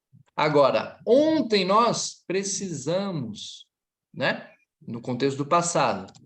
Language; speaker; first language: Portuguese; native; Portuguese